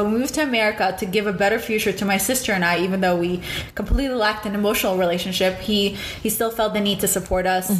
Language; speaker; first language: English; non-native, fluent; Russian